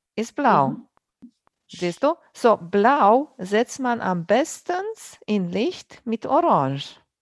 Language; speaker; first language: German; non-native, fluent; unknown